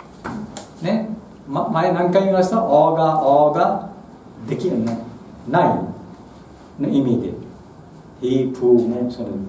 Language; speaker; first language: Japanese; non-native, fluent; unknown